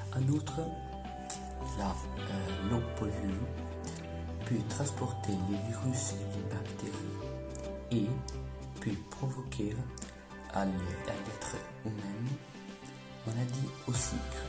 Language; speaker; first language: French; non-native, learner; Italian